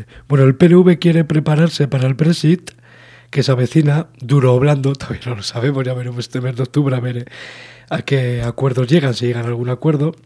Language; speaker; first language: Spanish; native; Spanish